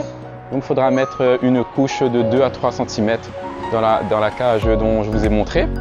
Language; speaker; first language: French; native; French